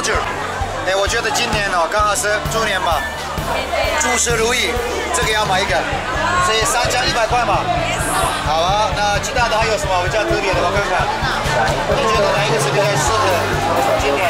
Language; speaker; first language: Chinese; non-native, fluent; Turkish